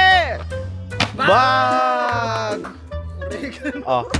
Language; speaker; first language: Filipino; native; Filipino